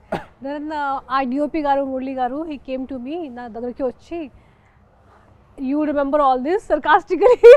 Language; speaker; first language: Telugu; non-native, local second language; Hindi